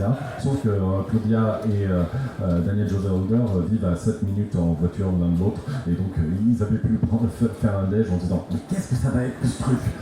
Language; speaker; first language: French; native; French